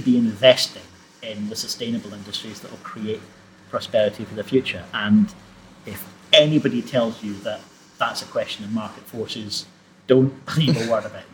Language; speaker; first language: English; native; English